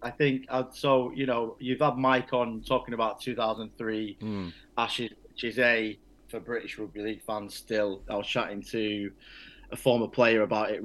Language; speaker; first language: English; native; English